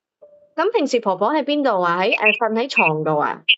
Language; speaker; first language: Chinese; native; Chinese